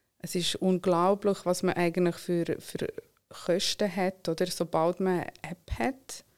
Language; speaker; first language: German; early bilingual, other home language; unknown